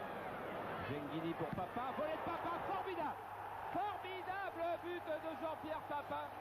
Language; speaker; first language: French; native; French